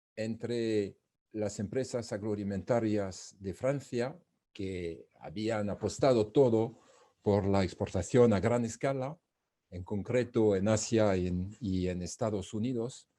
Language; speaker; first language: Spanish; non-native, fluent; French